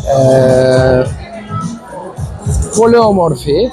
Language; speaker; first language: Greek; non-native, learner; Turkish